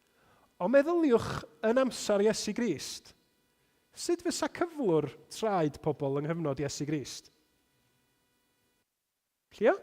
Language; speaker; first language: Welsh; native; Welsh